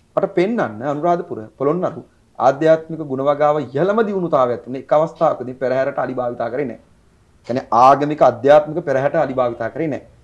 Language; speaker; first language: Sinhala; native; Sinhala